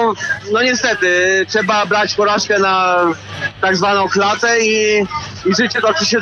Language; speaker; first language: Polish; early bilingual, heritage; Polish